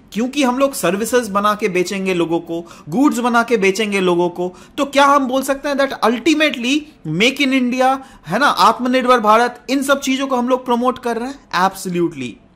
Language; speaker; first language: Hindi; non-native, local second language; Assamese